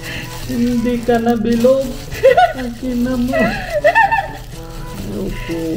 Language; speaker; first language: Filipino; non-native, learner; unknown